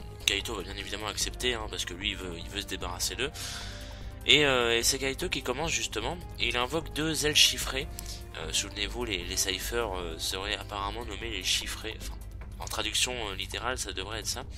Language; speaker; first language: French; native; French